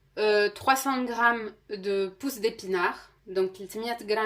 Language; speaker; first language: French; non-native, local second language; Arabic